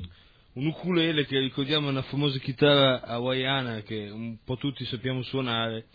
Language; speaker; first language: Italian; native; Italian